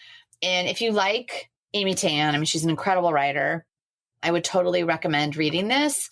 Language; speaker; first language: English; native; English